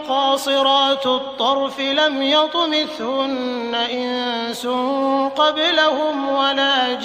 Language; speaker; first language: Arabic; native; Arabic